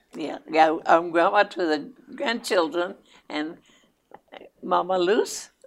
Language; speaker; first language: English; early bilingual, other home language; Spanish